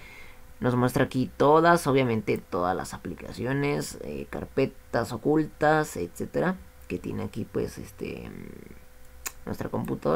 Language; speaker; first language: Spanish; native; Spanish